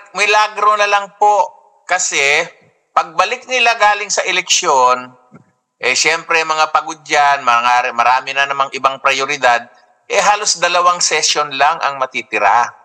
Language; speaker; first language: Filipino; non-native, local second language; Iloko